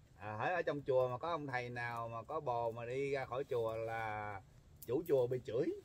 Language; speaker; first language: Vietnamese; early bilingual, heritage; Vietnamese